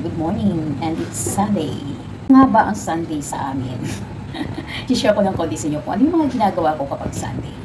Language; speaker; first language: Filipino; native; Filipino